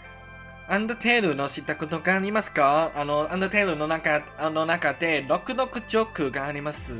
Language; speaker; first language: Japanese; non-native, learner; Cantonese